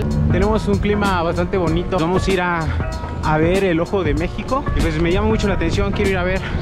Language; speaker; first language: Spanish; native; Spanish